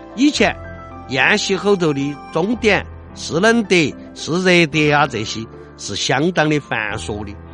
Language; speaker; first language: Chinese; native; Chinese